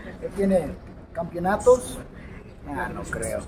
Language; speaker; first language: Spanish; non-native, learner; English